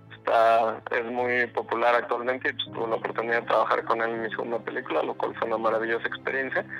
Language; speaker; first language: Spanish; native; Spanish